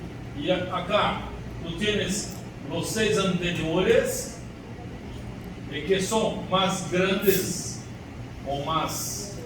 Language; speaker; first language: Spanish; non-native, learner; Portuguese